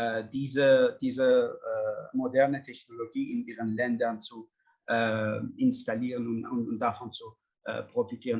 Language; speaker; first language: German; non-native, fluent; Persian